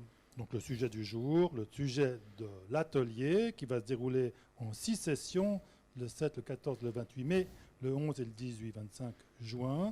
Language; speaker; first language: French; native; French